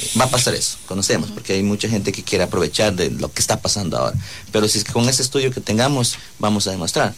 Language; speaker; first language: Spanish; non-native, local second language; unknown